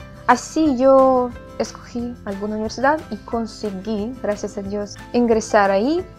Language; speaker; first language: Spanish; non-native, fluent; Russian